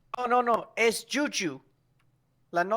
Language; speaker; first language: Spanish; non-native, learner; English